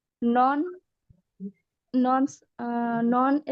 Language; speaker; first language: Italian; non-native, learner; Bangla